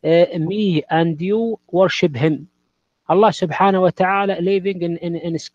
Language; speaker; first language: English; non-native, learner; Arabic